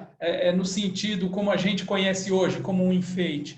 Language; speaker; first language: Portuguese; native; Portuguese